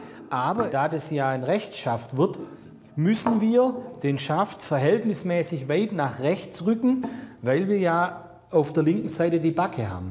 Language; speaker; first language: German; native; German